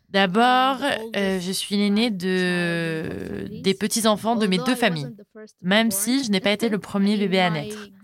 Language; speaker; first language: French; non-native, fluent; Arabic